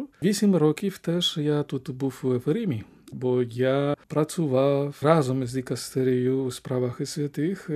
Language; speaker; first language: Ukrainian; non-native, fluent; Spanish